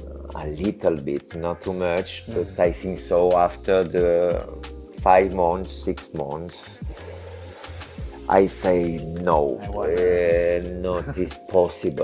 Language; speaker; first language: English; non-native, learner; French